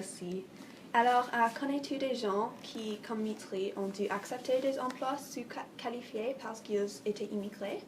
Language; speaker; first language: French; non-native, fluent; English